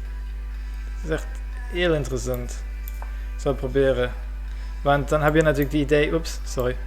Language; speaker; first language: Dutch; non-native, fluent; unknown